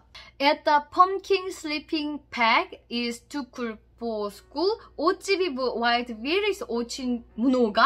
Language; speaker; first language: Russian; non-native, learner; Korean